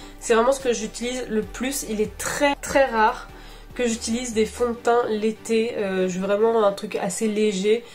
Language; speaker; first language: French; early bilingual, other home language; Portuguese